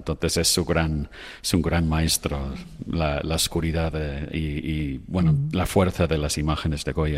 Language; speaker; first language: Spanish; non-native, fluent; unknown